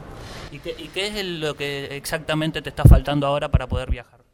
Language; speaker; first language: Spanish; native; Spanish